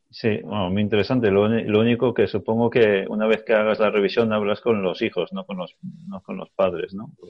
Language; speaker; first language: Spanish; native; Spanish